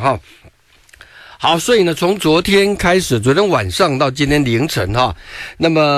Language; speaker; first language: Chinese; native; Chinese